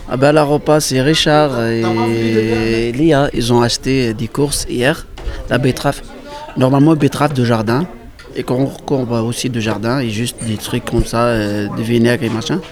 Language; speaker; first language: French; non-native, learner; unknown